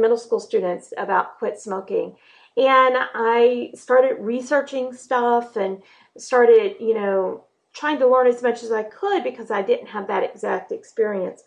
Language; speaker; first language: English; native; English